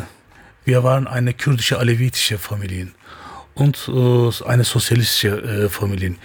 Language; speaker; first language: German; non-native, learner; Turkish